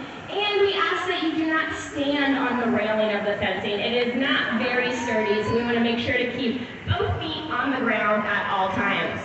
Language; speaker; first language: English; native; English